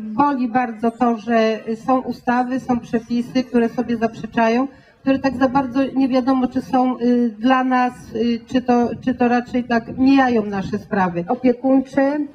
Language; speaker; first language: Polish; native; Polish